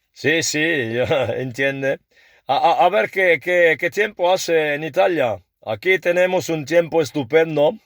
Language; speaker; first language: Spanish; non-native, learner; French